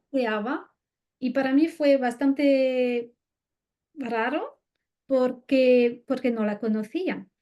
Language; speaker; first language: Spanish; non-native, fluent; French